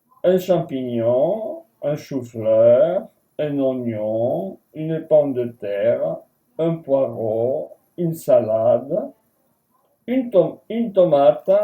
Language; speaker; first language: French; non-native, fluent; Spanish